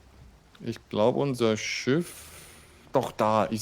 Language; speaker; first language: German; native; German